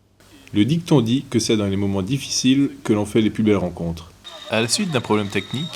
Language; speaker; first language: French; native; French